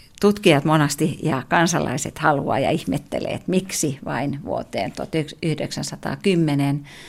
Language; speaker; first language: Finnish; native; Finnish